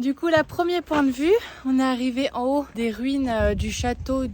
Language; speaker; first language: French; native; French